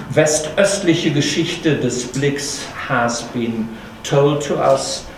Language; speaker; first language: English; non-native, fluent; German